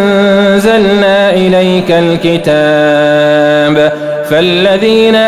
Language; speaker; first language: Arabic; native; Arabic